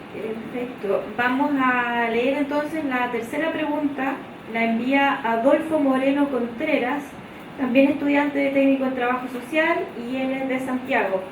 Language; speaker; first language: Spanish; native; Spanish